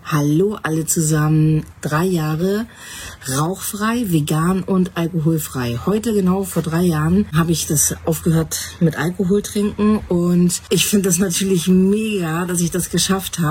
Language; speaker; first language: German; native; German